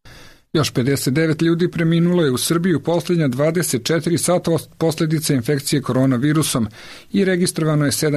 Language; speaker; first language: Croatian; native; Croatian